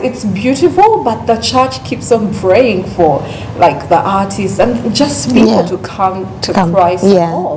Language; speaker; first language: English; non-native, local second language; Ganda